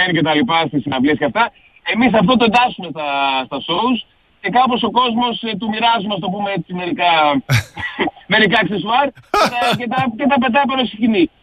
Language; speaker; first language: Greek; native; Greek